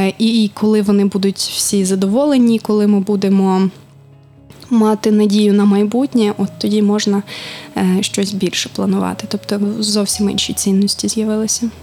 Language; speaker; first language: Ukrainian; non-native, local second language; Russian